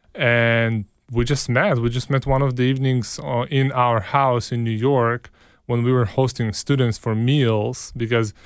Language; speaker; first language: English; early bilingual, other home language; Hebrew